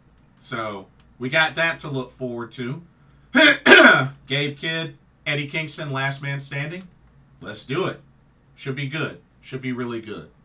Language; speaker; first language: English; native; English